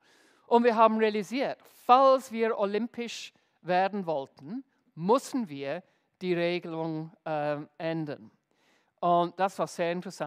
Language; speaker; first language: German; non-native, fluent; English